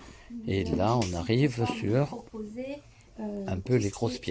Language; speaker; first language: French; native; French